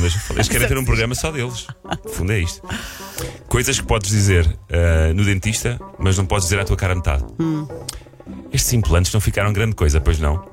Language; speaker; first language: Portuguese; native; Portuguese